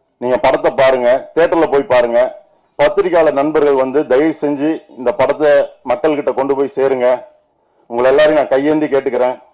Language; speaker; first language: Tamil; native; Tamil